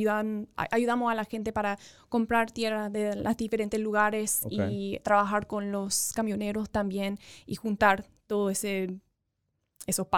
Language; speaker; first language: Spanish; early bilingual, other home language; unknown